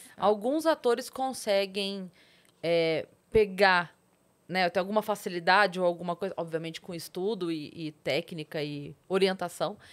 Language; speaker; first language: Portuguese; native; Portuguese